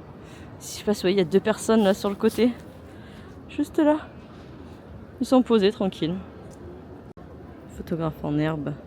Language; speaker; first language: French; native; French